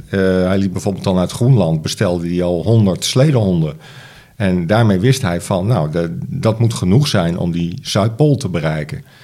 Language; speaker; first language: Dutch; native; Dutch